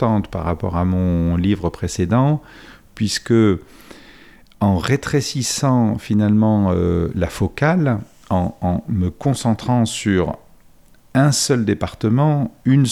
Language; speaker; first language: French; native; French